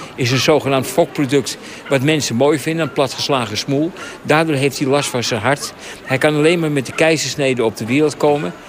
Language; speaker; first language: Dutch; native; Dutch